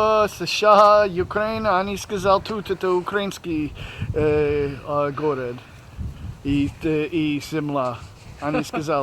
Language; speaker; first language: Russian; non-native, learner; English